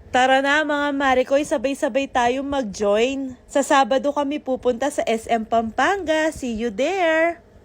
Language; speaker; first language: Filipino; non-native, local second language; Pampanga